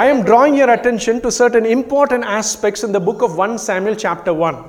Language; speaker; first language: English; non-native, local second language; Tamil